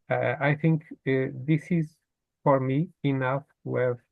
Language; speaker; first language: English; non-native, fluent; Portuguese